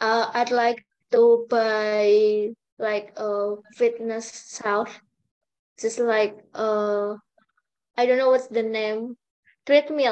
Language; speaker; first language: English; non-native, learner; Indonesian